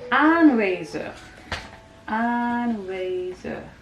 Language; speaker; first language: Dutch; non-native, learner; English